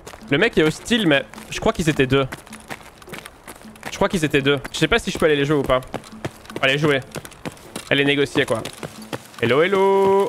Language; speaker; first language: French; native; French